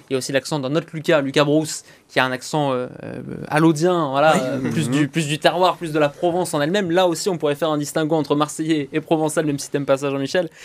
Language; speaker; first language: French; native; French